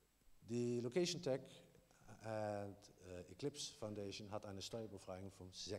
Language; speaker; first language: German; non-native, learner; Dutch